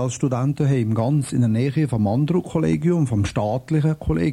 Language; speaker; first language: German; native; German